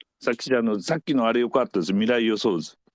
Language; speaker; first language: Japanese; native; Japanese